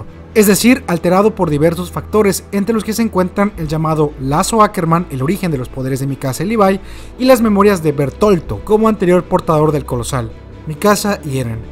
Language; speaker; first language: Spanish; native; Spanish